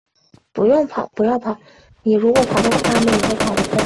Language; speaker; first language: Chinese; native; Chinese